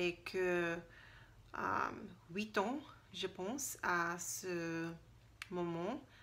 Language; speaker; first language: French; non-native, learner; English